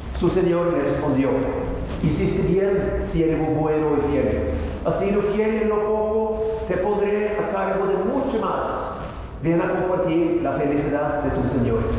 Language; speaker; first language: Spanish; non-native, fluent; Norwegian